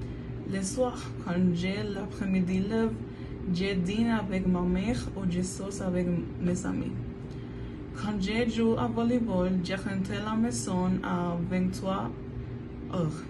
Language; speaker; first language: French; non-native, learner; Spanish